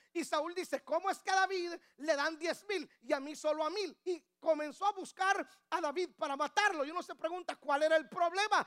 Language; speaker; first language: Spanish; native; Spanish